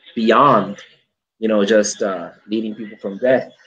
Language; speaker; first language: English; native; English